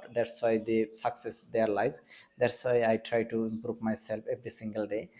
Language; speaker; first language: English; non-native, learner; Bangla